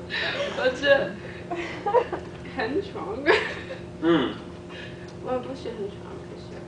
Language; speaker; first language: Chinese; non-native, learner; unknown